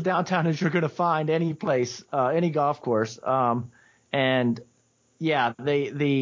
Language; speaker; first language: English; native; English